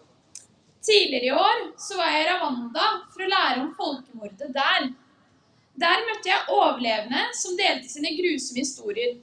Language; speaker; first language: Norwegian; non-native, fluent; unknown